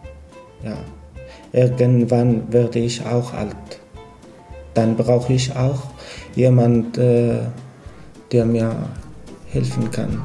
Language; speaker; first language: German; non-native, learner; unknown